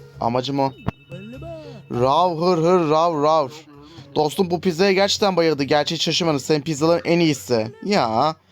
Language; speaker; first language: Turkish; native; Turkish